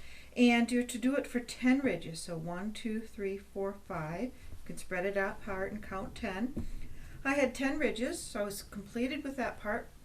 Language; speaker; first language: English; native; English